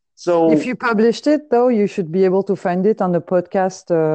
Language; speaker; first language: English; non-native, fluent; French